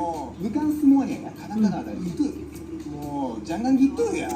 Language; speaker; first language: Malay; non-native, fluent; Japanese